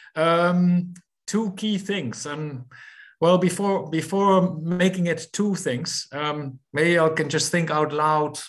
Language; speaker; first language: English; non-native, fluent; Dutch